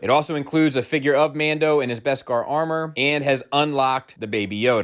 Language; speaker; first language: English; native; English